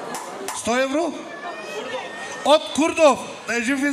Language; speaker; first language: Bulgarian; non-native, local second language; Turkish